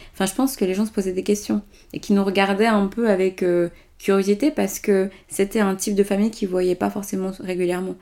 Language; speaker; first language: French; early bilingual, other home language; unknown